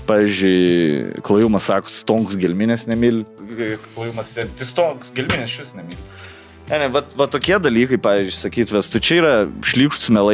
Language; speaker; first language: Lithuanian; native; Lithuanian